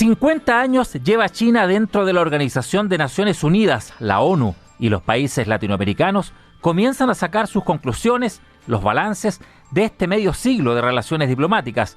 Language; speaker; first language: Spanish; native; Spanish